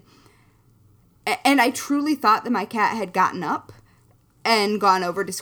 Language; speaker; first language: English; native; English